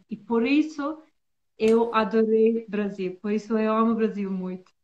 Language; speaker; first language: Portuguese; non-native, learner; Bosnian